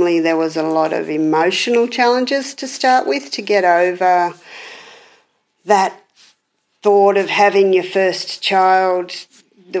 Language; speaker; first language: English; native; English